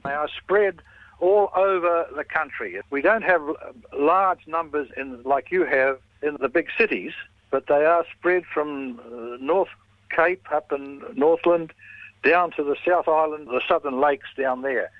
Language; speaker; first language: English; early bilingual, other home language; Estonian